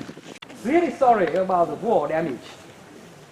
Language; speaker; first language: English; non-native, learner; Vietnamese